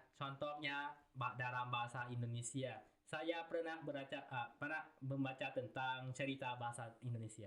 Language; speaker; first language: Indonesian; non-native, learner; Thai